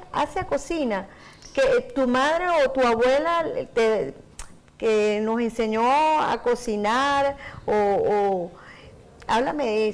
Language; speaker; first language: Spanish; native; Spanish